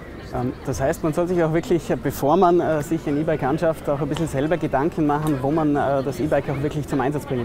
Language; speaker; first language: German; native; German